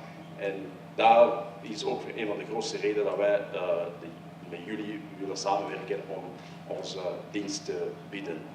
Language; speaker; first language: Dutch; early bilingual, other home language; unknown